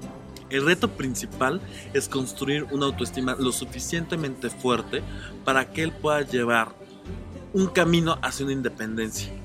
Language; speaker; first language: Spanish; native; Spanish